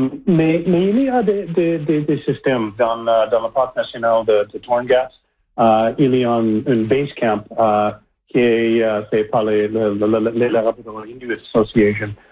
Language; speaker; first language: French; non-native, learner; English